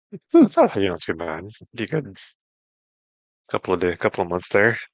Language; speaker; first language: English; native; English